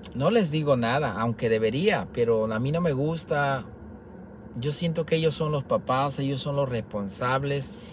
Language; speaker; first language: Spanish; native; Spanish